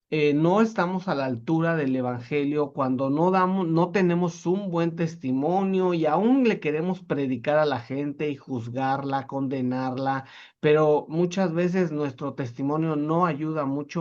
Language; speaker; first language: Spanish; native; Spanish